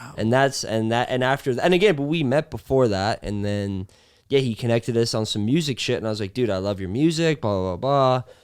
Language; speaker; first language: English; native; English